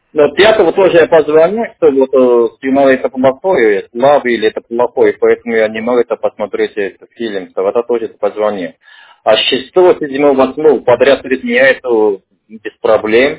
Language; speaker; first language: Russian; non-native, learner; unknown